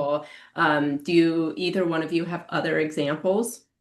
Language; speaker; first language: English; native; English